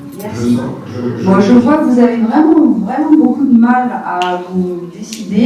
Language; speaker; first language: French; native; French